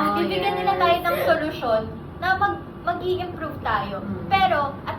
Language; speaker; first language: Filipino; native; Filipino